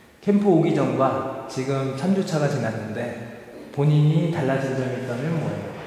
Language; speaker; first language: Korean; native; Korean